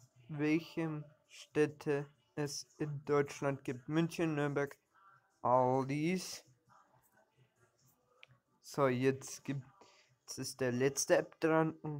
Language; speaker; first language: German; early bilingual, other home language; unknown